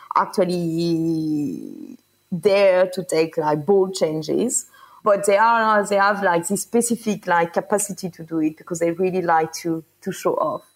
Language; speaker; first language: English; non-native, fluent; French